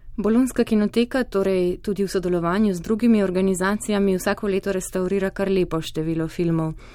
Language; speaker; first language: Slovenian; native; Slovenian